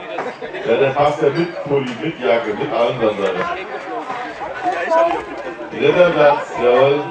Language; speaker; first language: German; native; German